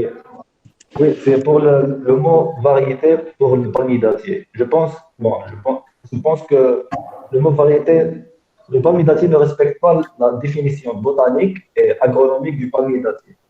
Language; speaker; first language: French; non-native, local second language; Arabic